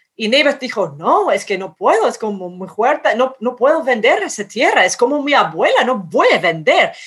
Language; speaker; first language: Spanish; non-native, fluent; English